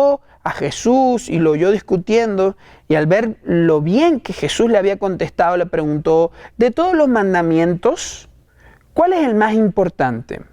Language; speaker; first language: Spanish; native; Spanish